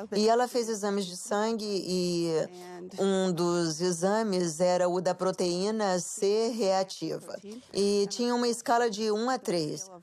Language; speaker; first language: Portuguese; non-native, fluent; English